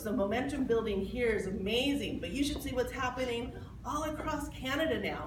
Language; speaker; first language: English; native; English